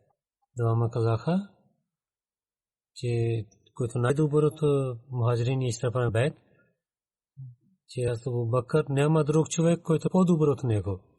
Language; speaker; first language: Bulgarian; non-native, learner; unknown